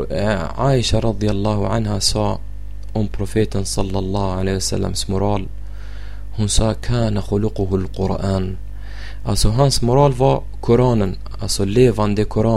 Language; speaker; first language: Swedish; non-native, fluent; Arabic